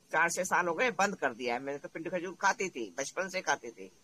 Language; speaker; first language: Hindi; native; Hindi